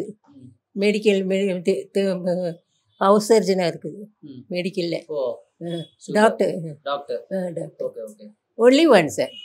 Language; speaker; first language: Tamil; non-native, learner; Malayalam